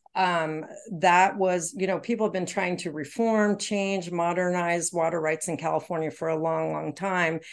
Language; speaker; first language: English; native; English